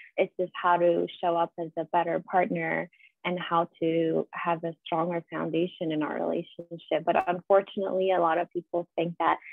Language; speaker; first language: English; non-native, fluent; Persian